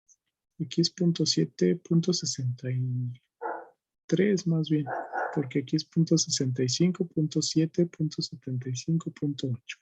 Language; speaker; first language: Spanish; native; Spanish